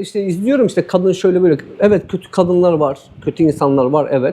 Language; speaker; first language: Turkish; native; Turkish